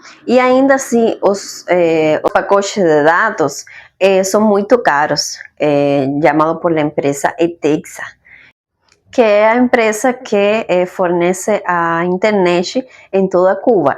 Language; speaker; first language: Portuguese; non-native, fluent; Spanish